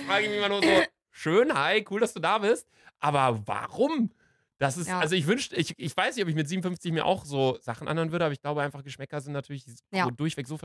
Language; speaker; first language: German; native; German